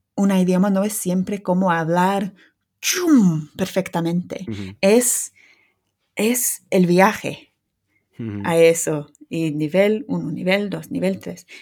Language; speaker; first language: Spanish; non-native, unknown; English